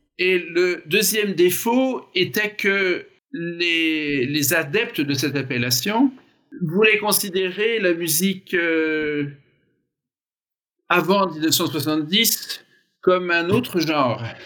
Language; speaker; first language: French; native; French